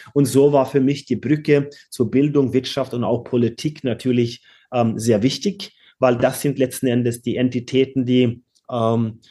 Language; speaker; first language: German; non-native, fluent; Norwegian